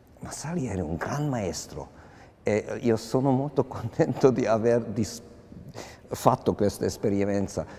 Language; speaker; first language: Italian; non-native, fluent; Hungarian